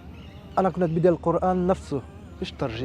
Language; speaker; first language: Arabic; non-native, fluent; French